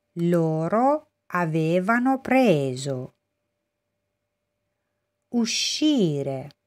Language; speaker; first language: Italian; non-native, fluent; Persian